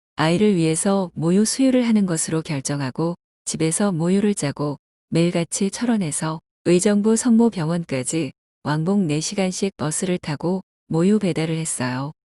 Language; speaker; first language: Korean; non-native, fluent; Chinese